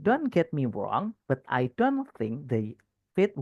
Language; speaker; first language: English; non-native, fluent; Indonesian